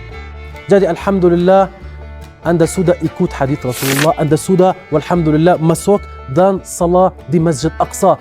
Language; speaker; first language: Indonesian; non-native, learner; Arabic